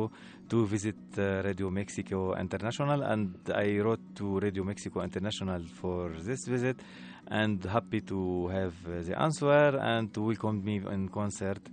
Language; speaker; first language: English; non-native, learner; Arabic